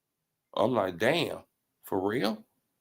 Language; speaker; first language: English; native; English